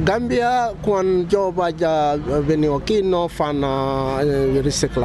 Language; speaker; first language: Catalan; non-native, learner; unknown